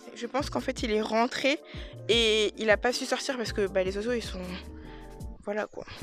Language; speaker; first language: French; native; French